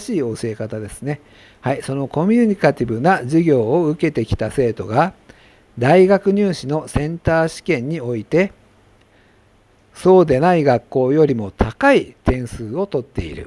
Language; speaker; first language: Japanese; native; Japanese